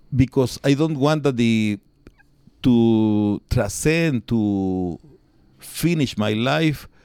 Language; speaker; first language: English; non-native, learner; Spanish